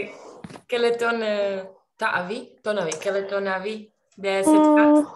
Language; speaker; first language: French; non-native, learner; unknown